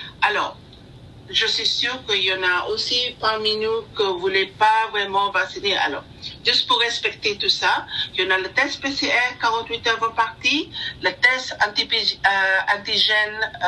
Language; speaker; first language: French; non-native, learner; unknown